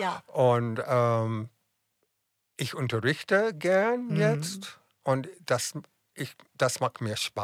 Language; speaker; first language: German; non-native, fluent; English